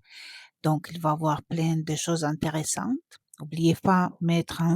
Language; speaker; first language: French; non-native, fluent; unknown